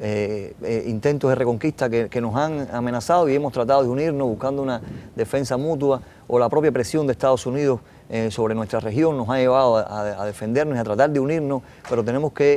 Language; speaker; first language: Spanish; native; Spanish